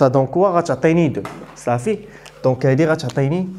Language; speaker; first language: French; non-native, local second language; Arabic